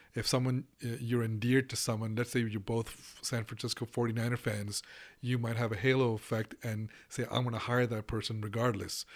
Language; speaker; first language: English; non-native, local second language; Malayalam